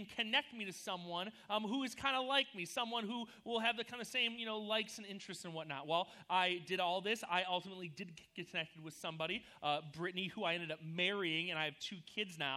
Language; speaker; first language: English; native; English